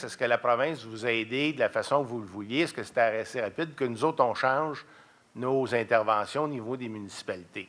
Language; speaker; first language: French; native; French